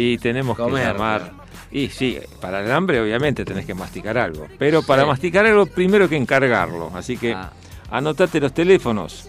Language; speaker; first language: Spanish; native; Spanish